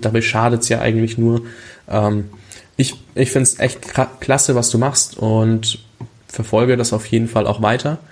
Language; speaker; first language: German; native; German